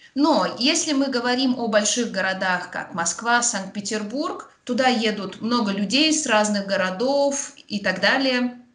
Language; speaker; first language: Russian; native; Russian